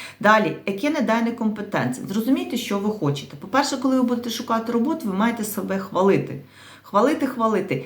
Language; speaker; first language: Ukrainian; native; Ukrainian